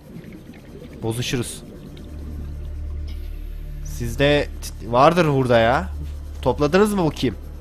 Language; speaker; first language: Turkish; native; Turkish